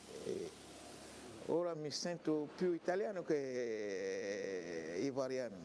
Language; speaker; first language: Italian; non-native, learner; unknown